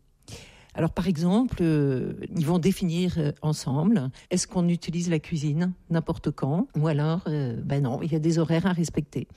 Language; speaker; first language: French; native; French